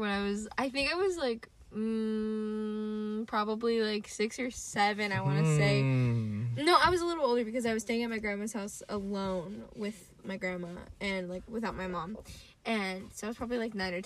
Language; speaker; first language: English; native; English